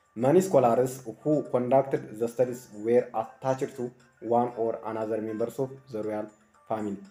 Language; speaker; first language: English; non-native, local second language; Amharic